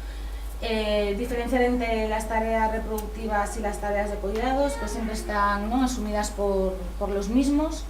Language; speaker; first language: Spanish; native; Spanish